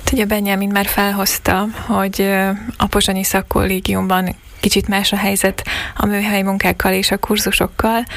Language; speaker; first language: Hungarian; native; Hungarian